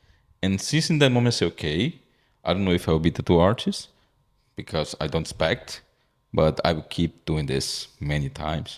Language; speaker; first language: English; non-native, fluent; Portuguese